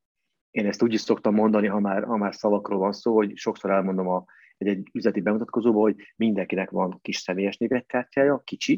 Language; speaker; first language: Hungarian; native; Hungarian